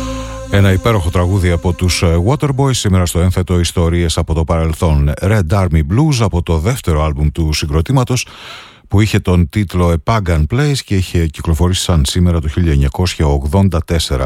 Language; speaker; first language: Greek; native; Greek